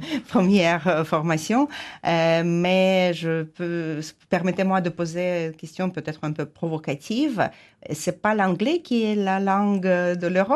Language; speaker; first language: French; non-native, fluent; Ukrainian